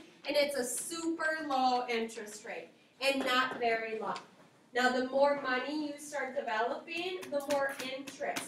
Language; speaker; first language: English; native; English